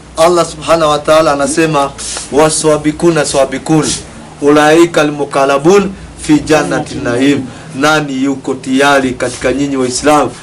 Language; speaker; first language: Swahili; non-native, local second language; Kikuyu